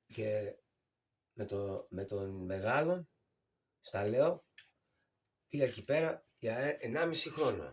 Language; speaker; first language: Greek; early bilingual, heritage; Greek